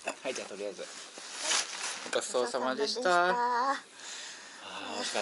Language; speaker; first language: Japanese; native; Japanese